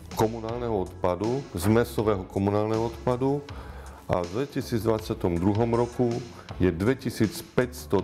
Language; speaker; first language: Slovak; native; Slovak